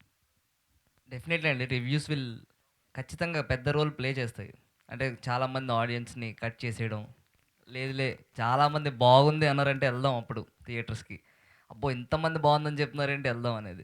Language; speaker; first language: Telugu; native; Telugu